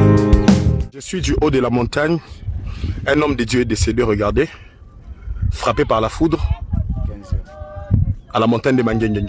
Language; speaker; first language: French; non-native, local second language; Lingala